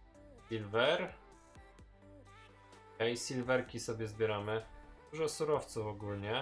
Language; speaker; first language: Polish; native; Polish